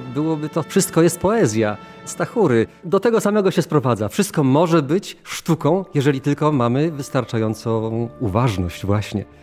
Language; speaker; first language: Polish; native; Polish